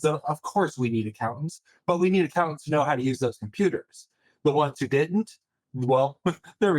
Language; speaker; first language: English; native; English